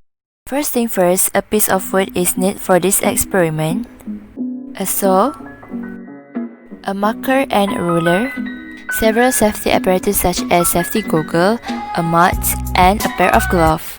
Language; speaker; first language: English; non-native, local second language; Malay